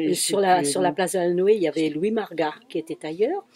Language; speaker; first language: French; native; French